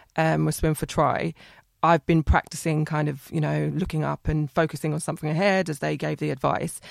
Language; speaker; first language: English; native; English